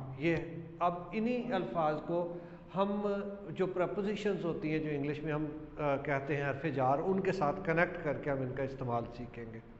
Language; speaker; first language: Urdu; non-native, local second language; Punjabi